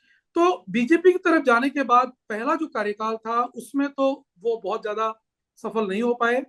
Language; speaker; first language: Hindi; native; Hindi